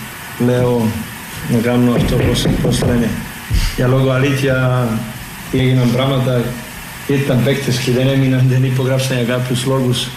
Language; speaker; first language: Greek; non-native, learner; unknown